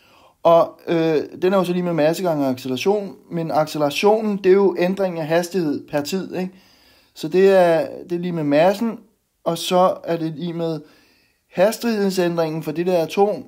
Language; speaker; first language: Danish; native; Danish